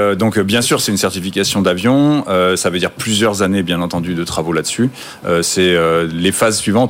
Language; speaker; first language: French; native; French